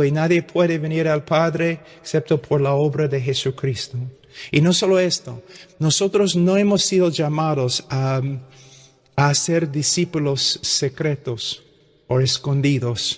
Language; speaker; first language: Spanish; non-native, fluent; English